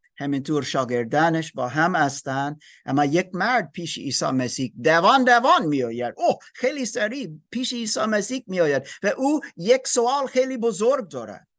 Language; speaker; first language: Persian; non-native, learner; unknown